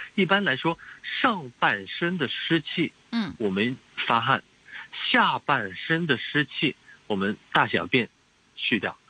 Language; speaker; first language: Chinese; non-native, local second language; Cantonese